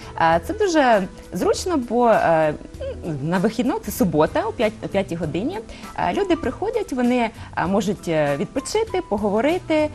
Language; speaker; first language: Ukrainian; non-native, local second language; Russian